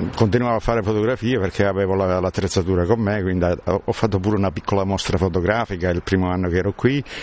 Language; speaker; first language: Italian; native; Italian